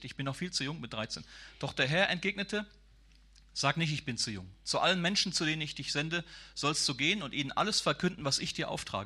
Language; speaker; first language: German; native; German